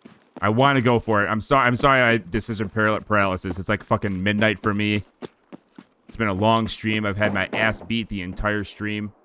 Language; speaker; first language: English; native; English